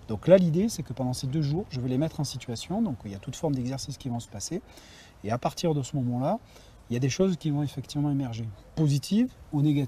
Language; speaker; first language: French; native; French